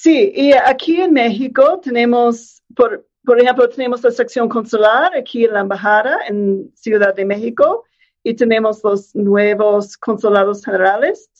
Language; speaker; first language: Spanish; non-native, fluent; English